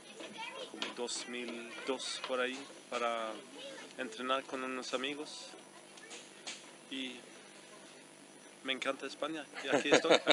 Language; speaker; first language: Spanish; non-native, fluent; Swedish